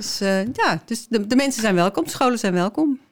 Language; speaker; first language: Dutch; native; Dutch